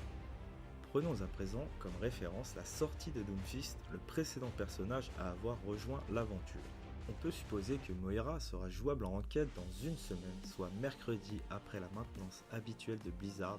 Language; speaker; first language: French; native; French